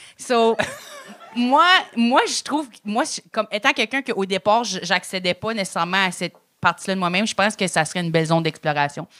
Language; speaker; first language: French; native; French